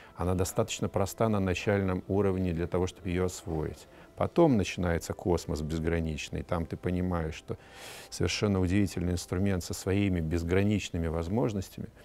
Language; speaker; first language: Russian; native; Russian